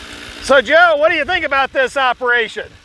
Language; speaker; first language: English; native; English